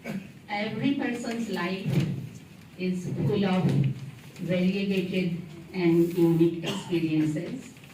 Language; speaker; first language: English; non-native, local second language; Assamese